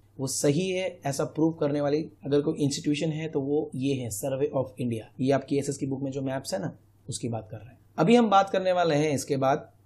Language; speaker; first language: Hindi; non-native, local second language; Gujarati